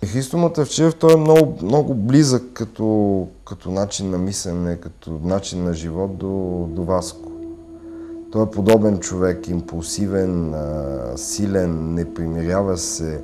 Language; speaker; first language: Bulgarian; native; Bulgarian